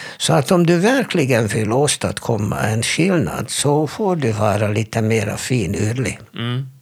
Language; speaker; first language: Swedish; non-native, fluent; Hebrew